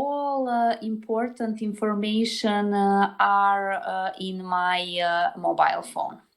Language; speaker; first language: English; non-native, learner; Serbian